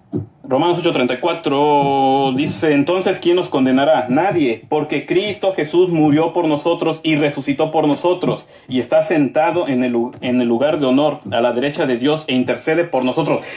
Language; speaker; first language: Spanish; native; Spanish